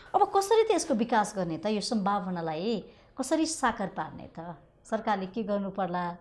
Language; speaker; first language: Nepali; native; Nepali